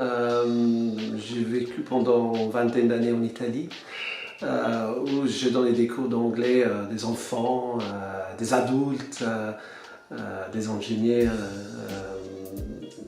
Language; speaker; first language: French; non-native, fluent; English